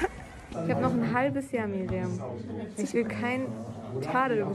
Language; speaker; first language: German; native; German